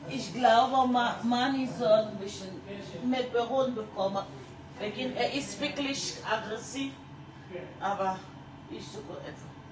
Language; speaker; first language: German; non-native, learner; French